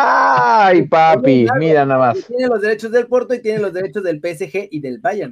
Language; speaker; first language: Spanish; native; Spanish